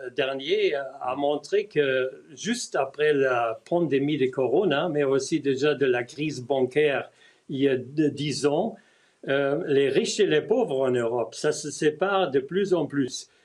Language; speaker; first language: French; non-native, fluent; German